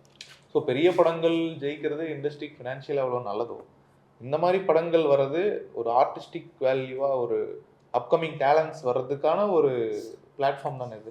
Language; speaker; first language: Tamil; native; Tamil